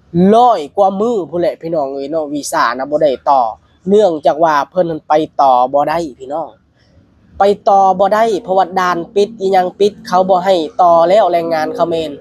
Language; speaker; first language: Thai; non-native, local second language; Lao